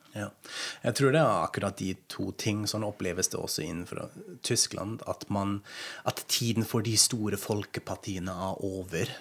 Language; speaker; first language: Norwegian; non-native, fluent; German